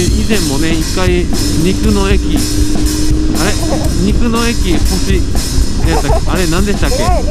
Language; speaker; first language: Japanese; native; Japanese